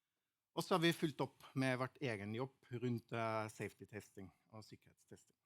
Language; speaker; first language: Norwegian; non-native, fluent; German